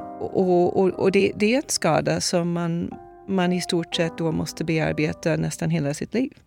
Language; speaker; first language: Swedish; non-native, fluent; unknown